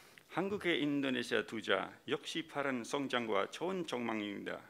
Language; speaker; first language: Korean; non-native, fluent; Indonesian